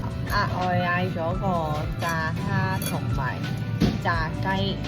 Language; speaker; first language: Cantonese; native; Cantonese